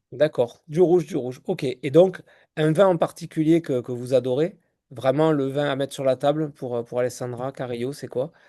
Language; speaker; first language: French; native; French